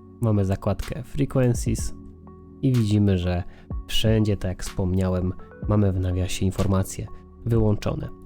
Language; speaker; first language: Polish; native; Polish